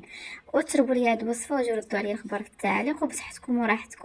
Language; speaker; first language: Arabic; native; Arabic